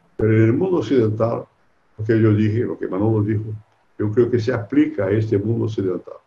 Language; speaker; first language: Spanish; non-native, fluent; Portuguese